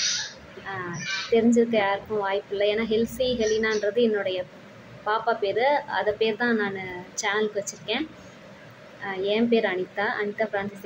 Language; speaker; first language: Tamil; native; Tamil